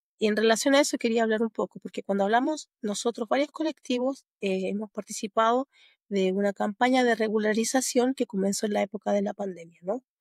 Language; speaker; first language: Spanish; native; Spanish